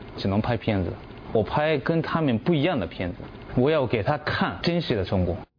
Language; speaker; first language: Chinese; non-native, fluent; Japanese